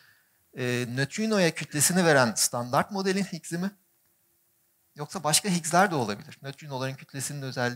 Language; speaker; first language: Turkish; native; Turkish